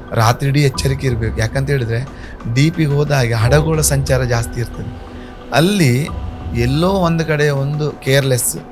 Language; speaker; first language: Kannada; native; Kannada